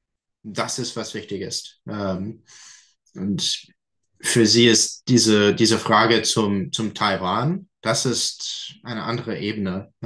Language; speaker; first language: German; non-native, fluent; English